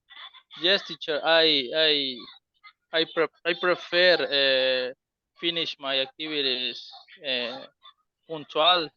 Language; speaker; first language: English; non-native, learner; Spanish